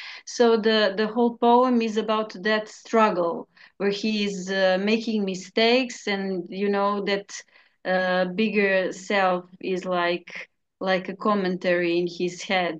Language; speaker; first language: English; non-native, learner; Serbian